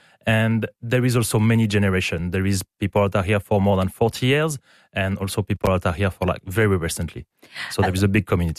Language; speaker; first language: English; non-native, fluent; French